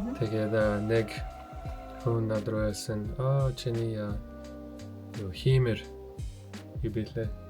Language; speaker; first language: Mongolian; non-native, learner; English